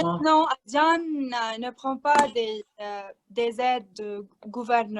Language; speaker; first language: French; non-native, learner; Arabic